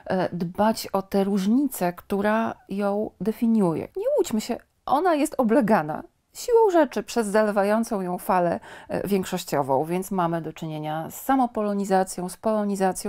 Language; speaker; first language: Polish; native; Polish